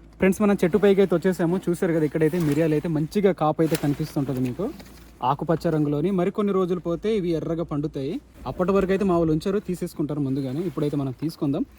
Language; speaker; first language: Telugu; non-native, local second language; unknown